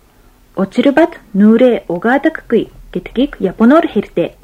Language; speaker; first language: Mongolian; non-native, fluent; Japanese